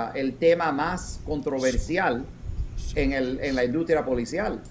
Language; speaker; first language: Spanish; early bilingual, heritage; Spanish